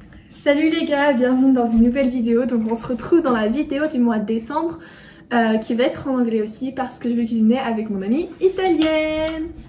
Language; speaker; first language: French; native; French